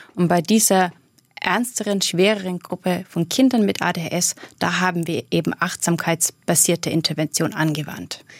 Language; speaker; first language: German; native; German